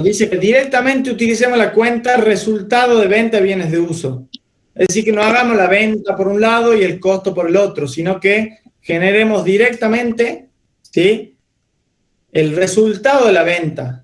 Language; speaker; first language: Spanish; native; Spanish